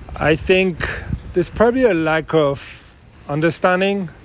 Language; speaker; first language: English; non-native, fluent; French